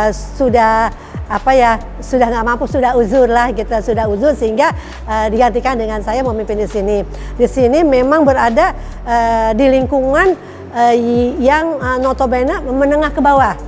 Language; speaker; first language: Indonesian; native; Indonesian